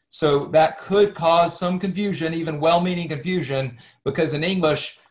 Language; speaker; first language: English; native; English